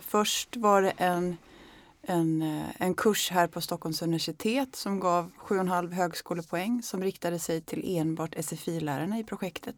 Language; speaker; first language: Swedish; native; Swedish